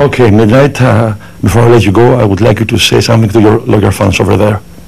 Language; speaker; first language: English; non-native, fluent; Greek